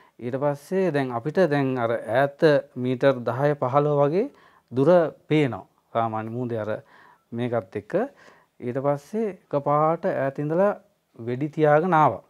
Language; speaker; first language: Sinhala; native; Sinhala